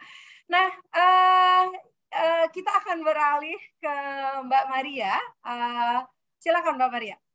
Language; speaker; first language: Indonesian; native; Indonesian